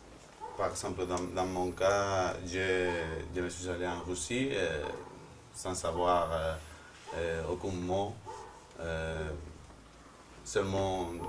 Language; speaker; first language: French; non-native, fluent; Spanish